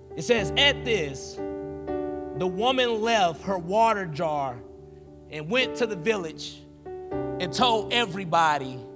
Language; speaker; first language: English; native; English